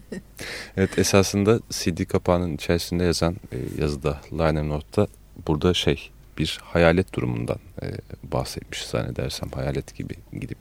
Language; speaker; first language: Turkish; native; Turkish